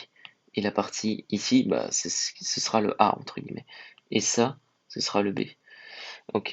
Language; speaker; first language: French; native; French